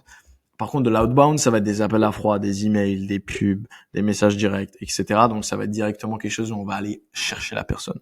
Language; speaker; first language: French; native; French